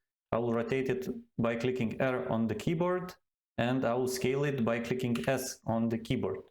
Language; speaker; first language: English; non-native, fluent; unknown